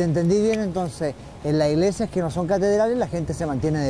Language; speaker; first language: Spanish; native; Spanish